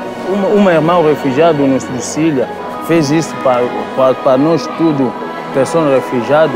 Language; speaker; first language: Portuguese; non-native, learner; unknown